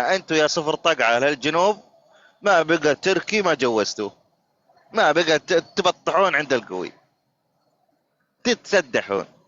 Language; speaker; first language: Arabic; native; Arabic